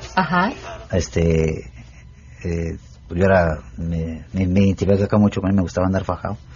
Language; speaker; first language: Spanish; native; Spanish